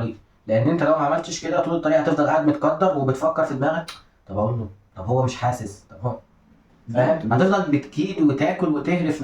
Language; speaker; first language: Arabic; native; Arabic